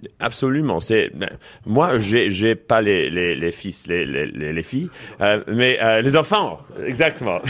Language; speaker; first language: French; non-native, learner; English